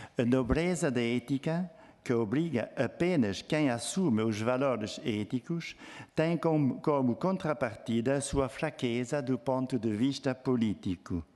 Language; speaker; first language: Portuguese; non-native, fluent; French